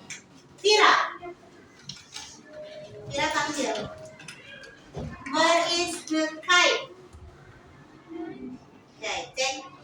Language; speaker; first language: English; non-native, learner; Indonesian